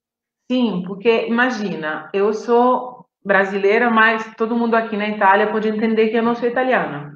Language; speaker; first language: Portuguese; non-native, fluent; Italian